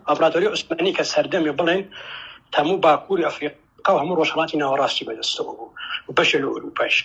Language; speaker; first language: Central Kurdish; native; Central Kurdish